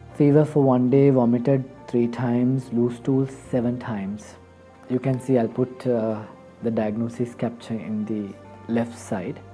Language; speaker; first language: English; non-native, local second language; Sinhala